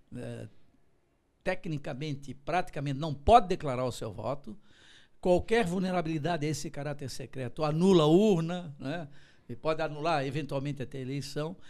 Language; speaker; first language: Portuguese; non-native, local second language; German